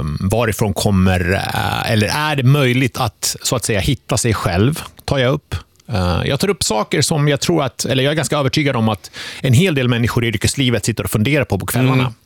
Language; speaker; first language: Swedish; early bilingual, other home language; Finnish